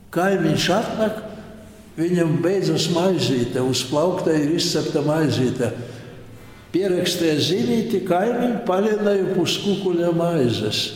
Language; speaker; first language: Latvian; non-native, local second language; Polish